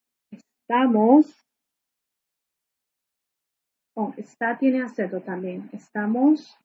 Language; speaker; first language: Spanish; non-native, fluent; English